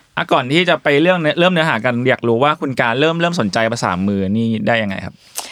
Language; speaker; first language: Thai; native; Thai